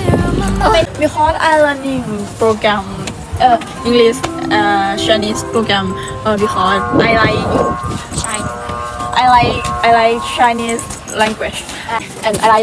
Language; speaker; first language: English; non-native, learner; Thai